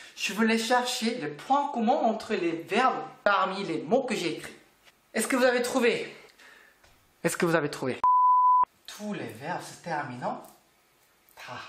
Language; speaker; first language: French; non-native, fluent; Korean